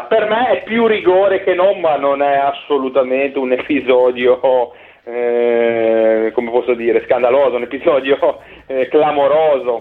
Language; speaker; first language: Italian; native; Italian